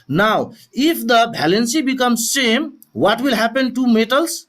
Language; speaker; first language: English; non-native, local second language; Nepali